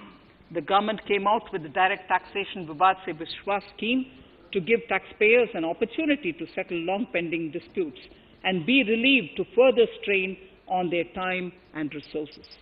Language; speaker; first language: English; non-native, local second language; Tamil